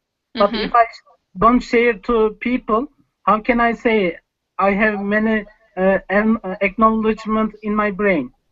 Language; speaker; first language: English; non-native, learner; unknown